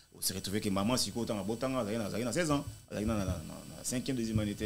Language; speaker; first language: French; non-native, local second language; Lingala